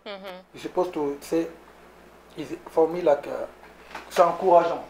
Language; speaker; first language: English; non-native, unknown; Lingala